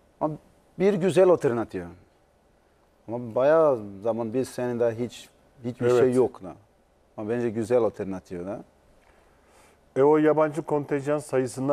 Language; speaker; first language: Turkish; non-native, learner; Portuguese